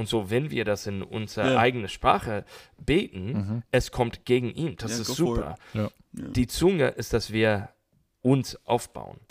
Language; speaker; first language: German; non-native, learner; English